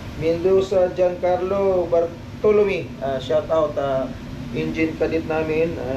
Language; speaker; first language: Filipino; non-native, local second language; Cebuano